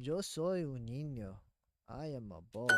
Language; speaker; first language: Spanish; non-native, learner; English